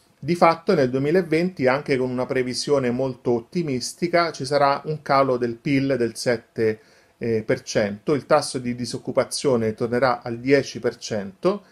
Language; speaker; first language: Italian; native; Italian